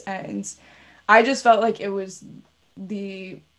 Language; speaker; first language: English; native; English